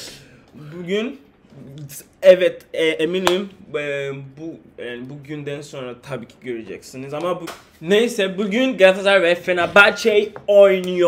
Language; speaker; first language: Turkish; non-native, learner; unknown